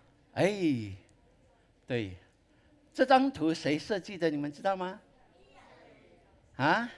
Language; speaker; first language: Chinese; native; Chinese